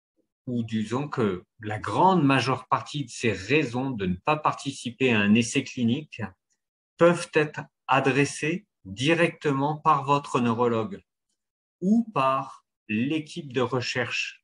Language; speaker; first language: French; native; French